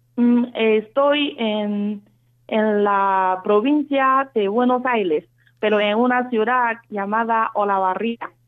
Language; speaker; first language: Spanish; non-native, fluent; Chinese